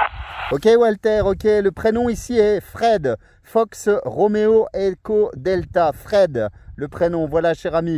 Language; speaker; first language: French; native; French